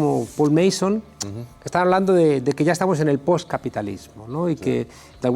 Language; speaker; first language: Spanish; native; Spanish